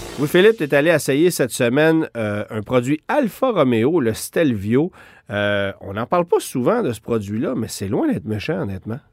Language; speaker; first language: French; native; French